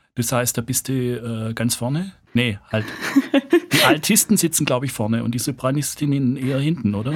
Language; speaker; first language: German; native; German